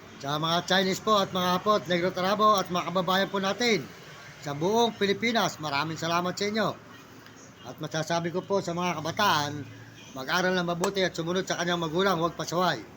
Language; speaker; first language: Filipino; native; Filipino